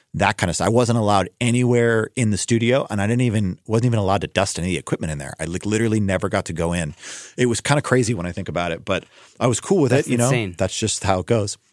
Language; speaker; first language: English; native; English